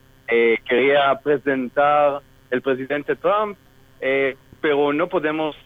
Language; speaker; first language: Spanish; non-native, fluent; Hebrew